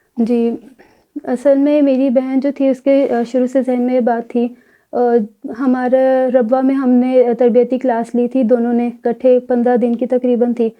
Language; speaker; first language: Urdu; native; Urdu